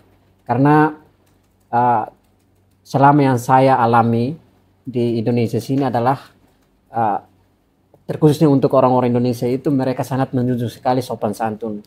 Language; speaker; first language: Indonesian; non-native, fluent; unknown